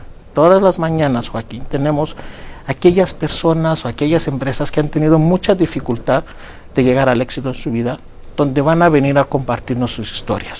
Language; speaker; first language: Spanish; non-native, fluent; Greek